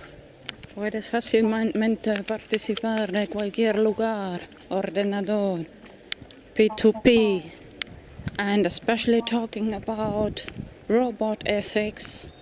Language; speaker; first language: Spanish; non-native, fluent; German